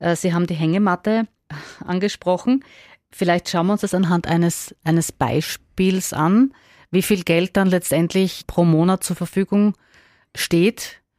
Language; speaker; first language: German; native; German